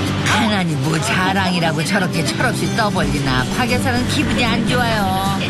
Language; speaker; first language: Korean; native; Korean